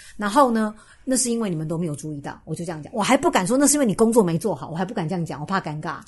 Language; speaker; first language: Chinese; native; Chinese